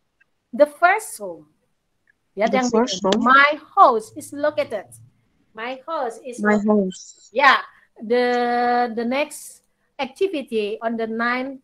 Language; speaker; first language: English; non-native, learner; Indonesian